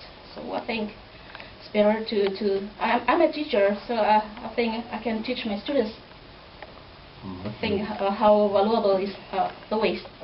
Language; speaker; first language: English; non-native, fluent; Indonesian